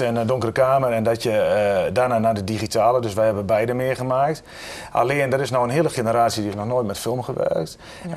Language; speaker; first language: Dutch; native; Dutch